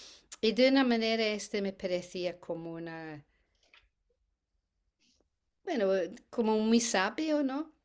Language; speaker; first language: Spanish; non-native, fluent; English